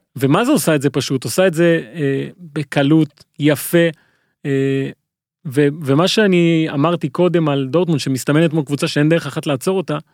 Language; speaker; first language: Hebrew; native; Hebrew